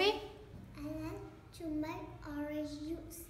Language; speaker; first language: English; non-native, learner; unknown